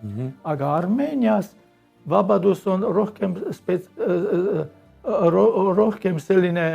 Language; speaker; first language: Estonian; non-native, learner; Armenian